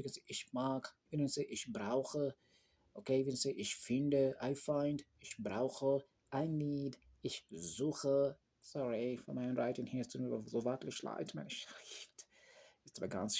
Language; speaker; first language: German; non-native, learner; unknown